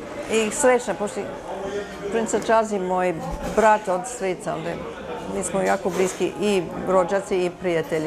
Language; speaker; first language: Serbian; early bilingual, heritage; Serbian